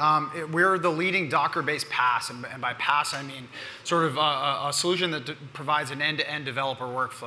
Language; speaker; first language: English; native; English